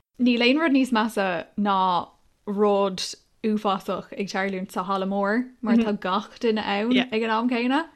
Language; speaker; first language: Irish; non-native, local second language; English